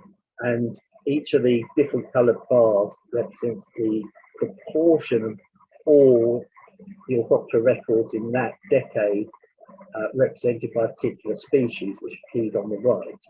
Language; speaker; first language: English; native; English